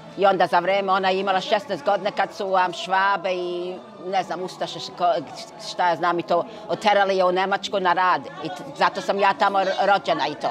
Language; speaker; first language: Serbian; early bilingual, heritage; Serbian